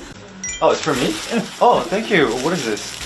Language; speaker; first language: English; non-native, learner; Korean